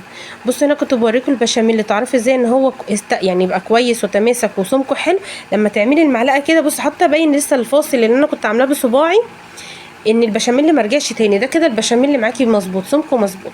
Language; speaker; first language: Arabic; native; Arabic